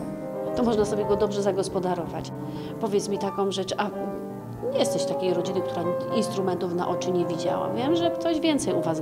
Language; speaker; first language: Polish; native; Polish